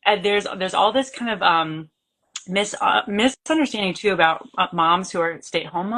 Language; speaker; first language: English; native; English